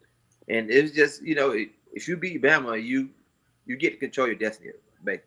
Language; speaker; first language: English; native; English